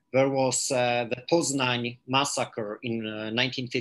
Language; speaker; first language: English; non-native, fluent; Polish